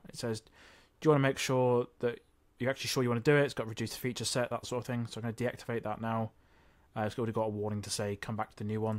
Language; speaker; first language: English; native; English